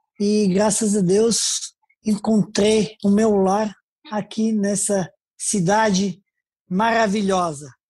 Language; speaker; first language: Portuguese; non-native, fluent; Serbian